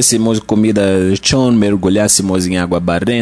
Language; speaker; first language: Spanish; non-native, learner; Portuguese